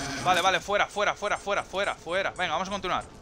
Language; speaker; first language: Spanish; native; Spanish